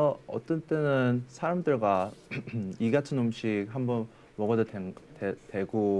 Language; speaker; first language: Korean; early bilingual, heritage; English